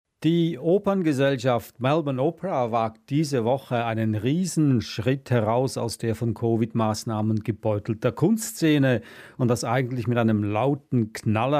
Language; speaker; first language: German; native; German